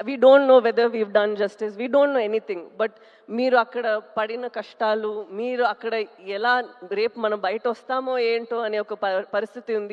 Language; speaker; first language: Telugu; non-native, local second language; Tamil